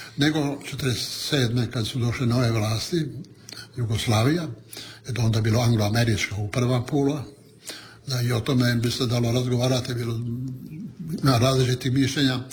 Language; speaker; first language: Croatian; non-native, local second language; Italian